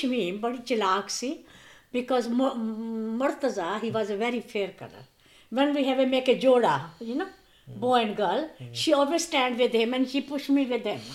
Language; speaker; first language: English; non-native, local second language; Punjabi